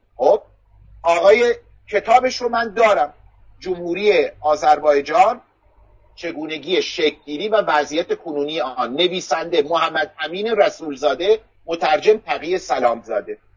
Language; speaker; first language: Persian; non-native, local second language; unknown